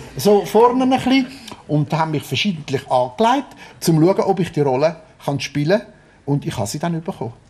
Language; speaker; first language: German; early bilingual, other home language; Italian